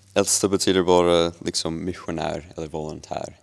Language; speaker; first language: Swedish; non-native, learner; English